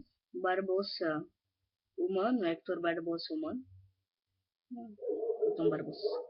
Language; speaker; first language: Portuguese; native; Portuguese